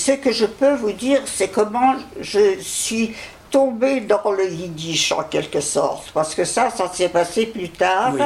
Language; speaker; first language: French; early bilingual, other home language; Yiddish